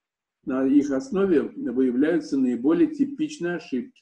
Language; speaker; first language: Russian; native; Russian